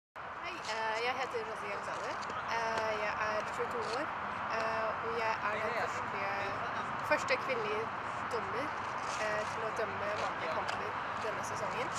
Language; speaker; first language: Norwegian; early bilingual, other home language; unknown